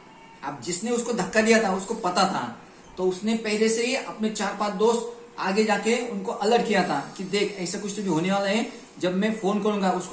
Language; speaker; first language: Hindi; non-native, local second language; Marathi